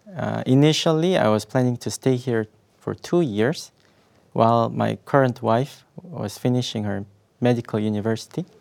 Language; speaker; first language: English; non-native, fluent; Korean